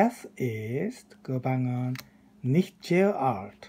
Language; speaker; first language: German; non-native, fluent; Korean